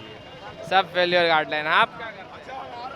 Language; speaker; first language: Hindi; native; Hindi